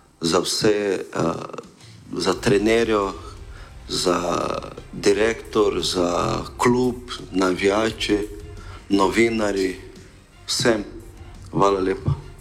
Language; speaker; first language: Slovenian; non-native, learner; Portuguese